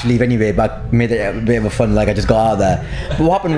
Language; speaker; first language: English; native; English